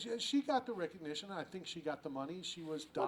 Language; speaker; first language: English; native; English